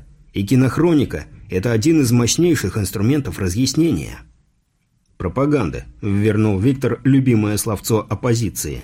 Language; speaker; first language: Russian; native; Russian